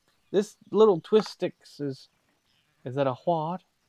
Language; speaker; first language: English; early bilingual, other home language; Japanese